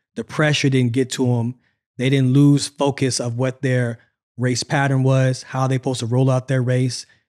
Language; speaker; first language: English; native; English